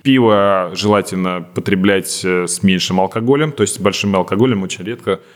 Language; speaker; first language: Russian; native; Russian